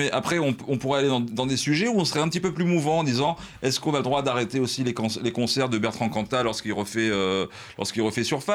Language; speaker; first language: French; native; French